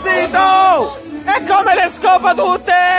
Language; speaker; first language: Italian; native; Italian